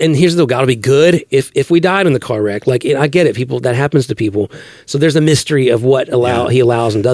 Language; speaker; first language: English; native; English